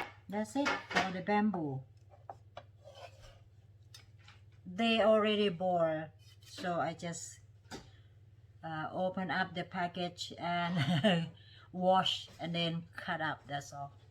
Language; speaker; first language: English; non-native, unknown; Thai